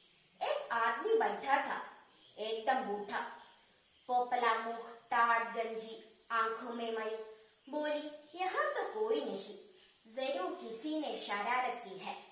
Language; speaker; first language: Hindi; non-native, local second language; Malayalam